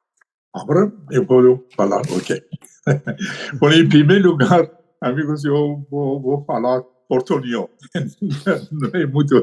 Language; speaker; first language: Portuguese; non-native, learner; Persian